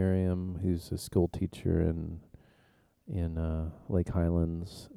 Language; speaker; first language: English; native; English